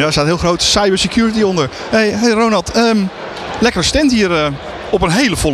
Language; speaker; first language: Dutch; native; Dutch